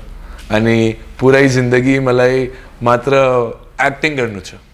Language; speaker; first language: Nepali; non-native, learner; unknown